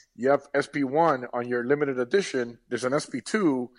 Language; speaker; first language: English; early bilingual, other home language; Spanish